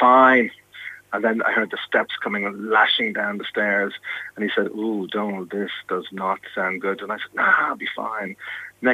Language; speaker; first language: English; native; English